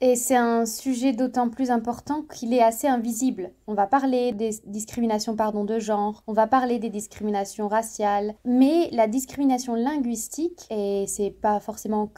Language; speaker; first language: French; native; French